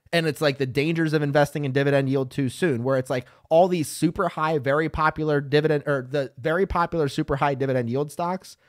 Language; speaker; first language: English; native; English